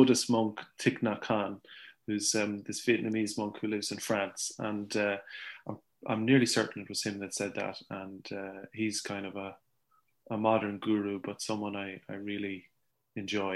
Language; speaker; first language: English; native; English